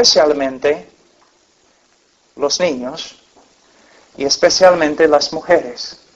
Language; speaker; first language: Spanish; non-native, fluent; English